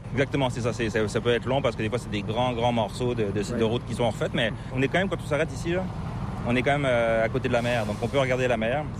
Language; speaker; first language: French; native; French